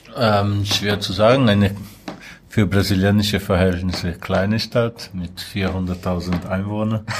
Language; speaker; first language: German; non-native, fluent; Portuguese